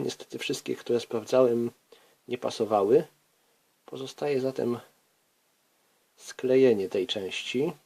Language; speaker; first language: Polish; native; Polish